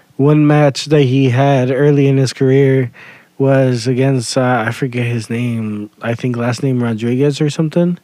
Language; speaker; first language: English; native; English